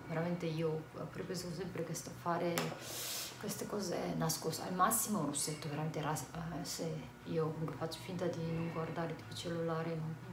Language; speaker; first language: Italian; non-native, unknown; Korean